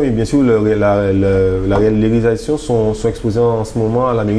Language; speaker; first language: French; native; French